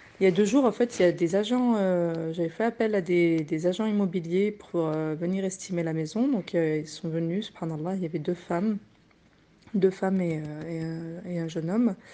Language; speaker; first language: French; native; French